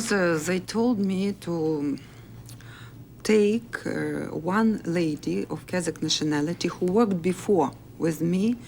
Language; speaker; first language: English; non-native, learner; Russian